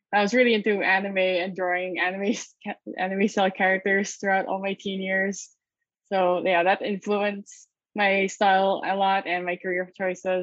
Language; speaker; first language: English; non-native, local second language; Filipino